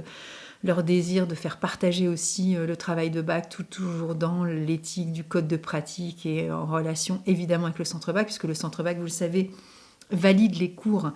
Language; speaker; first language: French; native; French